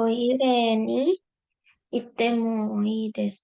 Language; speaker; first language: Japanese; non-native, learner; Indonesian